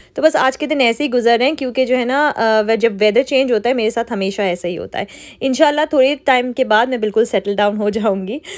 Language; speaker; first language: Urdu; native; Urdu